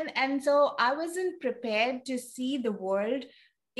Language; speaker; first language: English; non-native, local second language; Urdu